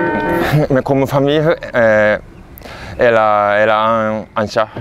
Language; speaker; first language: French; non-native, fluent; Japanese